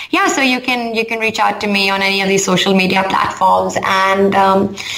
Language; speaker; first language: English; non-native, local second language; Hindi